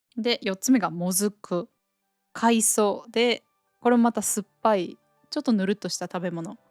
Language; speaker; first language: Japanese; native; Japanese